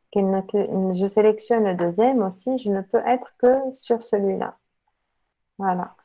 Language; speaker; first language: French; non-native, local second language; Arabic